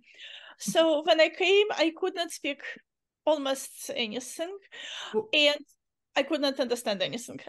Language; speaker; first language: English; non-native, fluent; Uzbek